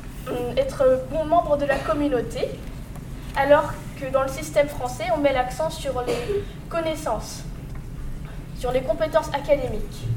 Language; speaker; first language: French; early bilingual, other home language; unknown